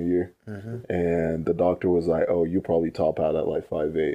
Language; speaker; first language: English; native; English